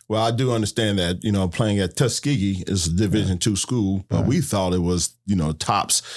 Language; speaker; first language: English; native; English